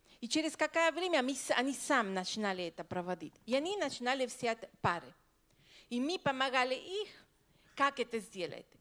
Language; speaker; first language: Russian; non-native, learner; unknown